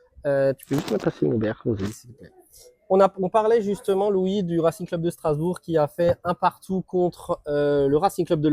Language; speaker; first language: French; native; French